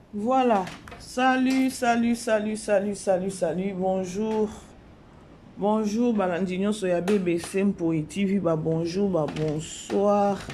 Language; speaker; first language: French; non-native, local second language; Lingala